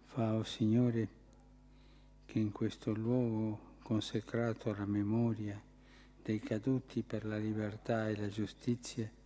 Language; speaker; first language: Italian; early bilingual, heritage; Spanish